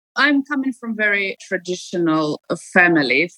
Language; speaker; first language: English; non-native, fluent; Ukrainian